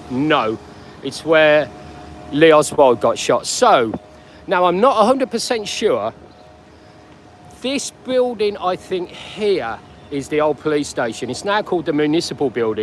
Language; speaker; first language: English; native; English